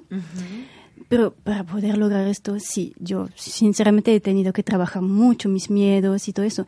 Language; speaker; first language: Spanish; non-native, fluent; French